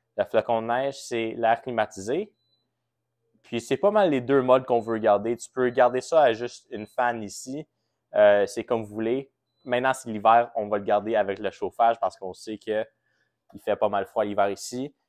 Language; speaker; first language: French; native; French